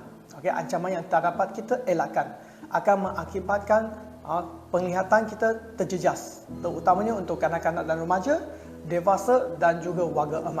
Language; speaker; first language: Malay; non-native, local second language; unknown